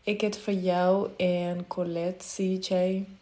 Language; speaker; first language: Dutch; non-native, fluent; Afrikaans